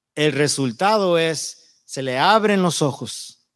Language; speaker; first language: Spanish; native; Spanish